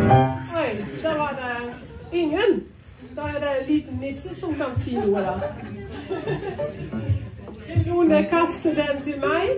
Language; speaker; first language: Norwegian; non-native, fluent; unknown